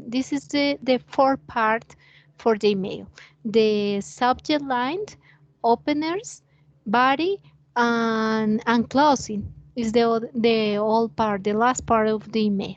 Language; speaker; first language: English; non-native, learner; Spanish